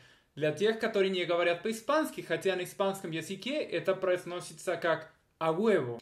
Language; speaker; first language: Russian; non-native, fluent; Spanish